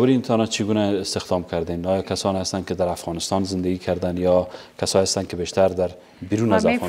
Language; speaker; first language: Persian; native; Persian